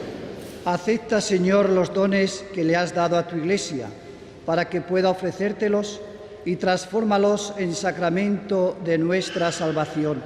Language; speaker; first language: Spanish; native; Spanish